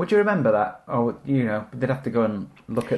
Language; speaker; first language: English; native; English